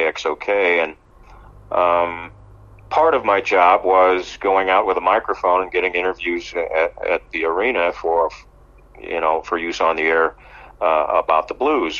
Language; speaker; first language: English; native; English